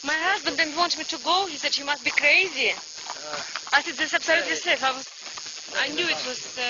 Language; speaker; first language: English; non-native, learner; Russian